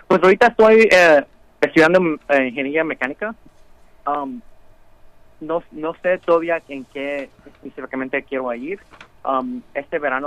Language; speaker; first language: Spanish; early bilingual, heritage; Spanish